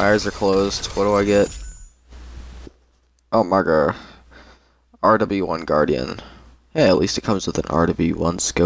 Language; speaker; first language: English; native; English